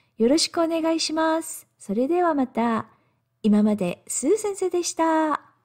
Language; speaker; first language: Japanese; non-native, fluent; Korean